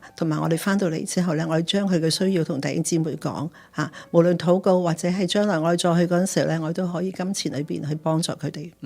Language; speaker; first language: Cantonese; native; Cantonese